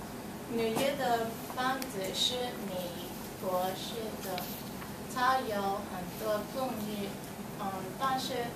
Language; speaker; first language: Chinese; non-native, learner; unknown